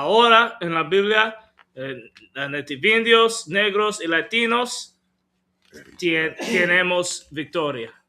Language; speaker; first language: Spanish; non-native, learner; English